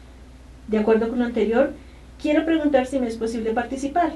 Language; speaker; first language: Spanish; native; Spanish